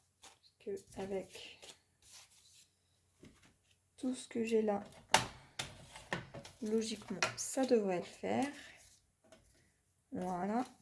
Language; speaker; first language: French; native; French